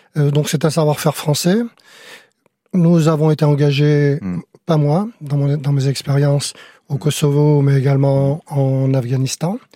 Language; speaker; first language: French; native; French